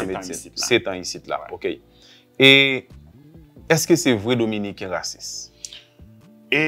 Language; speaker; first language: French; non-native, local second language; Haitian Creole